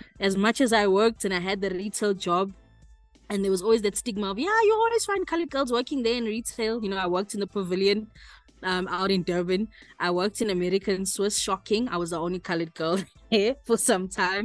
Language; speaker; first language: English; native; English